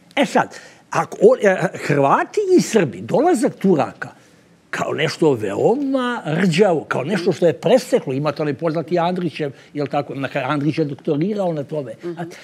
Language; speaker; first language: Serbian; native; Serbian